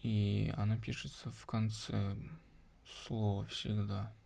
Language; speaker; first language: Russian; non-native, local second language; Tajik